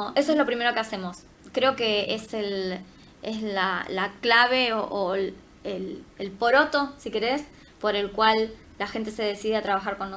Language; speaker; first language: Spanish; native; Spanish